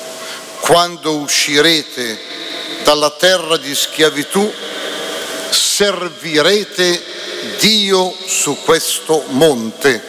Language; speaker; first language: Italian; native; Italian